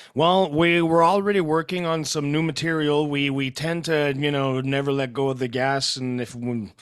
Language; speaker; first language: English; non-native, fluent; French